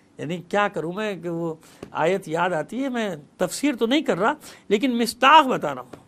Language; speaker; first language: Urdu; native; Urdu